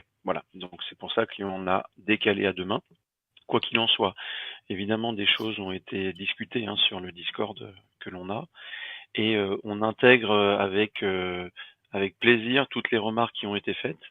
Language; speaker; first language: French; native; French